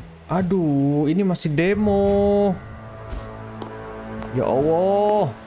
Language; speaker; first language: Indonesian; native; Indonesian